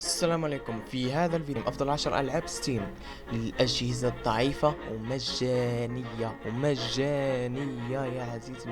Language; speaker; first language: Arabic; native; Arabic